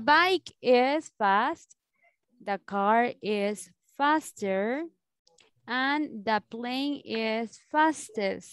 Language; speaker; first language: English; non-native, learner; Spanish